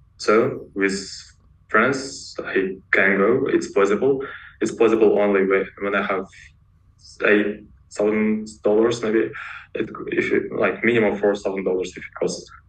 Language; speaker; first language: English; non-native, learner; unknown